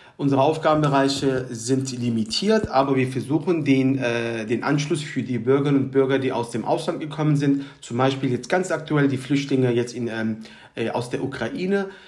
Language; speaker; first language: German; early bilingual, other home language; Turkish